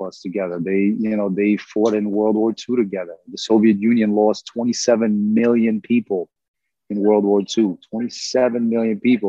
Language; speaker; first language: English; non-native, fluent; Russian